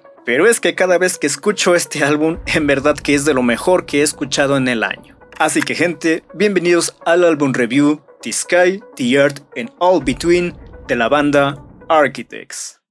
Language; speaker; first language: Spanish; native; Spanish